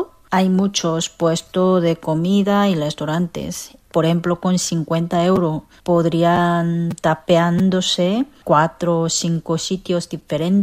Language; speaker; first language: Spanish; non-native, fluent; Korean